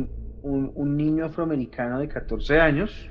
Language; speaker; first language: Spanish; native; Spanish